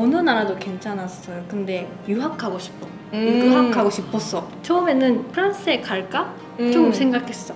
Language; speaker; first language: Korean; non-native, learner; Japanese